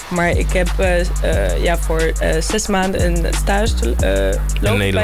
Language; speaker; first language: Dutch; non-native, learner; French